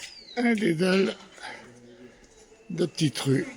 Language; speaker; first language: French; native; French